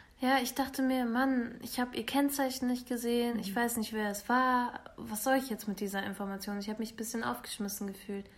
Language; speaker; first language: German; early bilingual, other home language; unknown